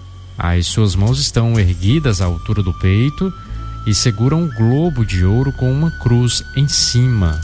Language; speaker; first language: Portuguese; native; Portuguese